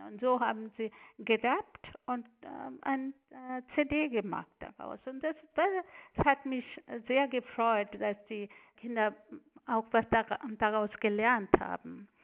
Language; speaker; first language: German; non-native, fluent; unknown